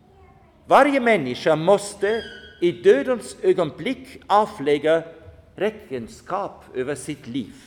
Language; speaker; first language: Swedish; non-native, fluent; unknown